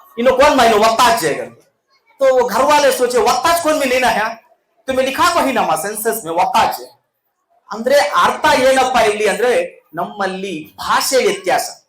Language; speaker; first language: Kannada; non-native, local second language; Urdu